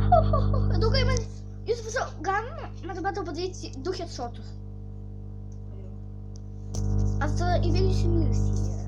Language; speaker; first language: Russian; non-native, learner; Lithuanian